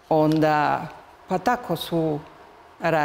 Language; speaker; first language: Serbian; early bilingual, heritage; Spanish